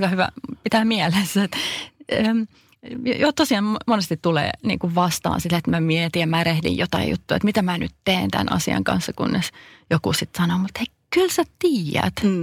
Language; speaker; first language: Finnish; native; Finnish